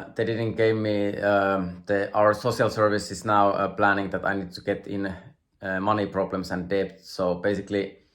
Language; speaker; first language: English; non-native, fluent; Finnish